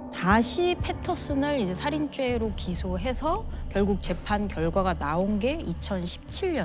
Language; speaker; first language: Korean; native; Korean